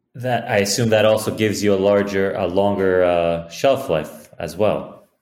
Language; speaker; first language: English; early bilingual, other home language; Hebrew